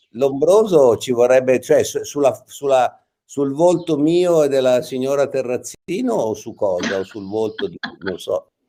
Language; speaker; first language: Italian; native; Italian